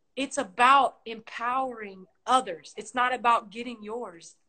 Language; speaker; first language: English; native; English